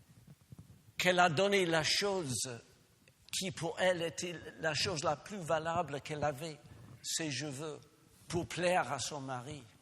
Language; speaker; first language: French; non-native, fluent; English